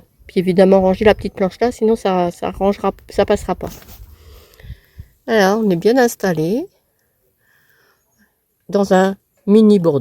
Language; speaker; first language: French; native; French